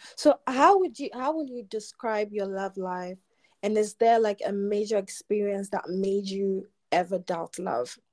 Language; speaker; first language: English; non-native, local second language; Akan